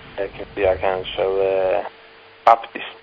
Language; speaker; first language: Hebrew; non-native, fluent; English